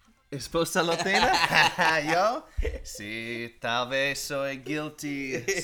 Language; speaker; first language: Spanish; non-native, learner; English